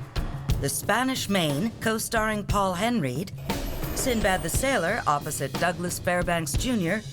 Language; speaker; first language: English; native; English